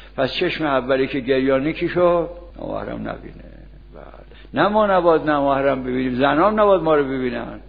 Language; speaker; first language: Persian; native; Persian